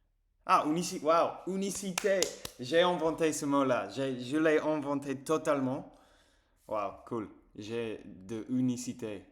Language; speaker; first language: French; non-native, fluent; English